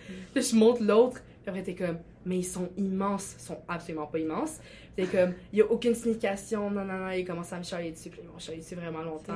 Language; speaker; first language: French; early bilingual, other home language; Albanian